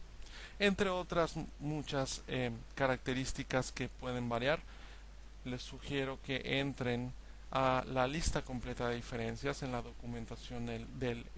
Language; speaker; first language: Spanish; native; Spanish